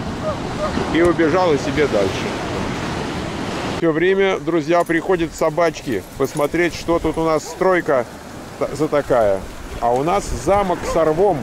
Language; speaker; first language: Russian; native; Russian